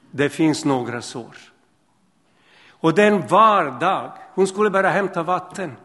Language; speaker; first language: Swedish; non-native, fluent; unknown